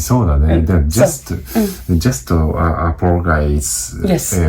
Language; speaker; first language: English; non-native, learner; Japanese